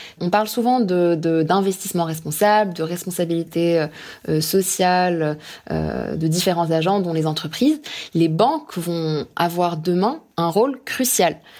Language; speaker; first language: French; non-native, local second language; Arabic